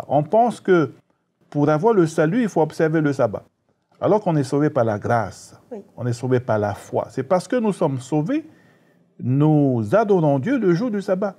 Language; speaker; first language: French; native; French